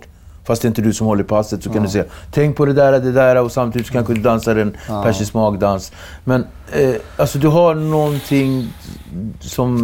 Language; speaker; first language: Swedish; native; Swedish